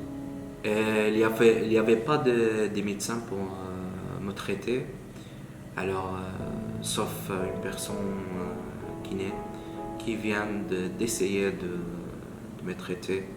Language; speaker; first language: French; non-native, learner; Arabic